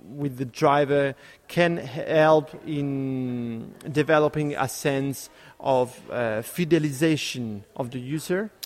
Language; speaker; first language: English; non-native, fluent; Italian